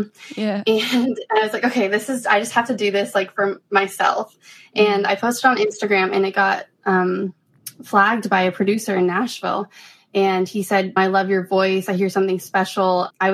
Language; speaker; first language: English; native; English